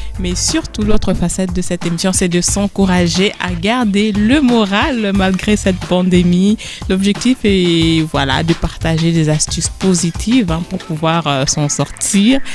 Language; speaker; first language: French; native; French